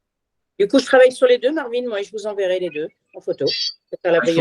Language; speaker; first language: French; native; French